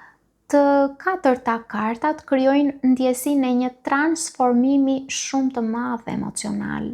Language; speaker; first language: Albanian; native; Albanian